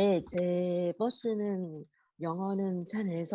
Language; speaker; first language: Korean; non-native, learner; Vietnamese